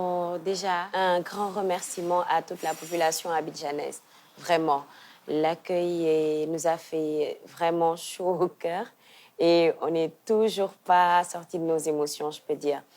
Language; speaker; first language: French; non-native, local second language; Wolof